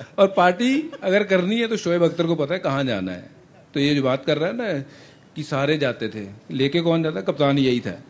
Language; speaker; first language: Hindi; non-native, local second language; Punjabi